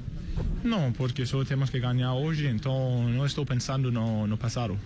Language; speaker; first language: Portuguese; non-native, fluent; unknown